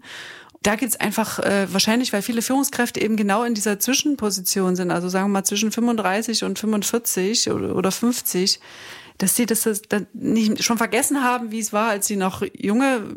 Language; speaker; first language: German; native; German